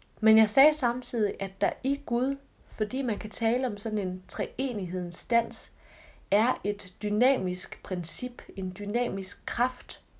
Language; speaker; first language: Danish; native; Danish